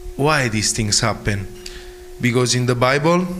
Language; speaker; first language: English; non-native, fluent; Italian